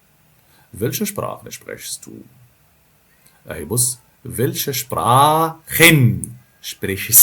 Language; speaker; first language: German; non-native, fluent; Arabic